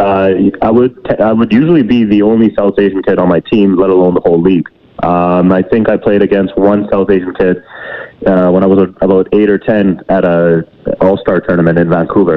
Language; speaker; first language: English; native; English